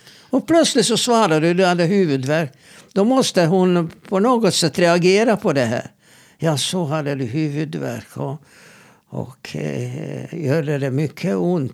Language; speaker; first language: Swedish; non-native, fluent; Hebrew